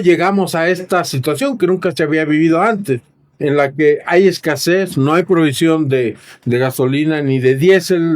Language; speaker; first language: Spanish; native; Spanish